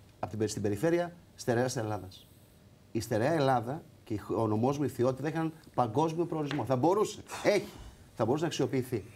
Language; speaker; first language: Greek; native; Greek